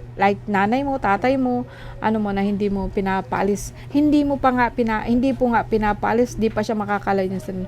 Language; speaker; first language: Filipino; non-native, local second language; Cebuano